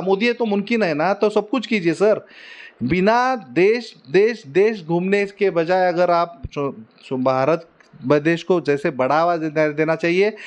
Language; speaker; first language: Hindi; non-native, local second language; Marathi